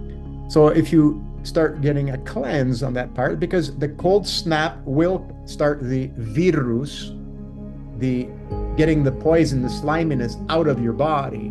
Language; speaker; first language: English; native; English